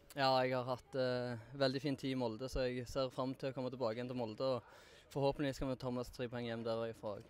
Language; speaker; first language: Norwegian; native; Norwegian